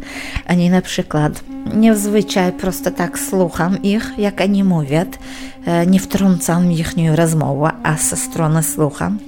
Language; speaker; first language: Polish; non-native, learner; Chechen